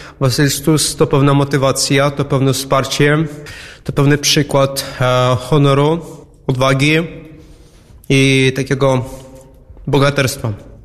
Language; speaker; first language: Polish; non-native, fluent; Ukrainian